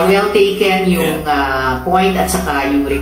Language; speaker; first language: Filipino; native; Filipino